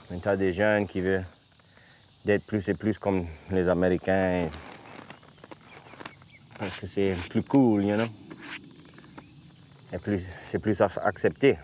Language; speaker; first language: French; non-native, local second language; English